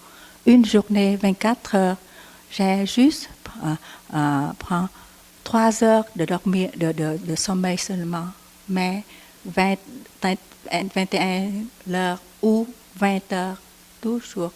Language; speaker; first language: French; non-native, learner; Vietnamese